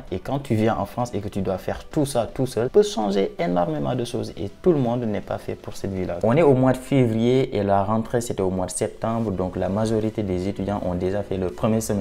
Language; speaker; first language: French; non-native, local second language; Wolof